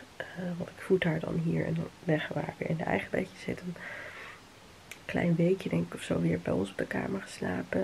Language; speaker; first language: Dutch; native; Dutch